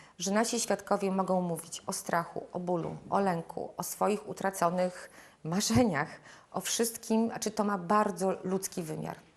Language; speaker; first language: Polish; native; Polish